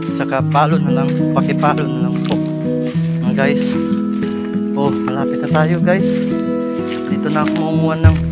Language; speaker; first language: Filipino; non-native, local second language; Surigaonon